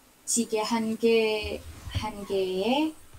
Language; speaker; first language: Korean; non-native, learner; Indonesian